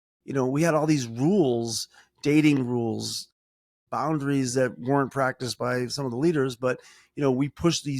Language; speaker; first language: English; native; English